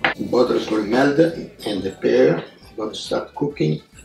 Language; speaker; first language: English; non-native, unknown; Italian